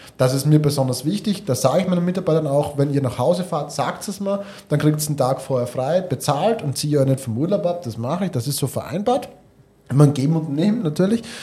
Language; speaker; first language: German; native; German